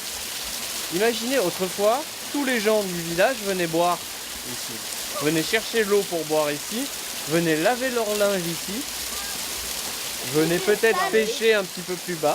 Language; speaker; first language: French; native; French